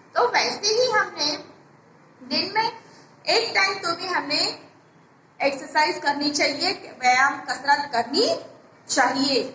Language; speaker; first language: Hindi; non-native, local second language; Marathi